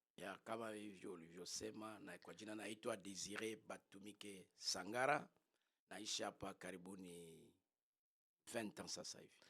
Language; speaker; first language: Swahili; native; Swahili